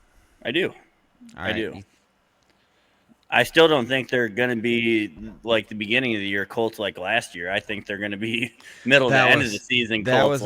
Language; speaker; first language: English; native; English